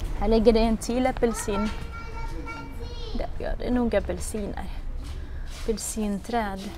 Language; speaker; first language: Swedish; non-native, fluent; Russian